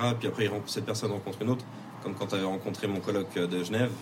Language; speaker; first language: French; native; French